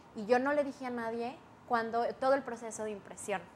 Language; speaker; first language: Spanish; native; Spanish